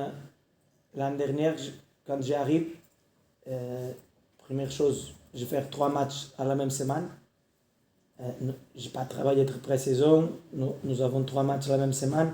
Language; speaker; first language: French; non-native, learner; Portuguese